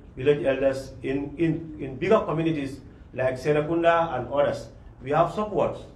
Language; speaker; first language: English; non-native, local second language; Mandingo